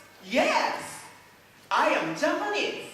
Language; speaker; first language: English; non-native, learner; Japanese